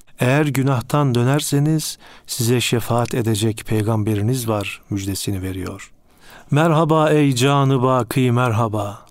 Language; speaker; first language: Turkish; native; Turkish